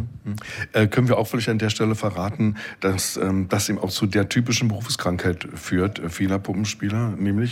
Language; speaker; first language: German; native; German